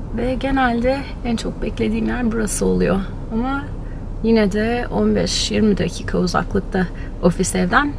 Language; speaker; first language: Turkish; early bilingual, heritage; Turkish